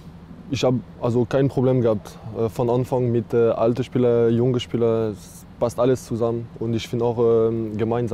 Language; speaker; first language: German; non-native, learner; French